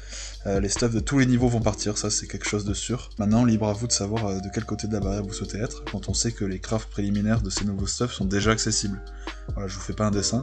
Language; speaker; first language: French; native; French